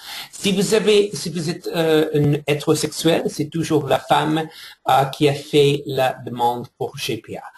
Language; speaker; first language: French; non-native, fluent; English